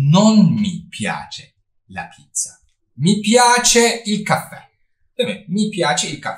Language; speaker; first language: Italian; non-native, fluent; Turkish